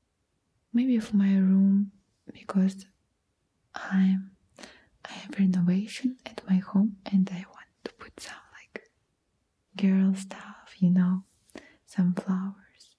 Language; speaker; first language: English; non-native, learner; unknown